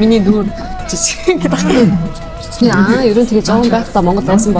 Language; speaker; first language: Mongolian; early bilingual, heritage; Mongolian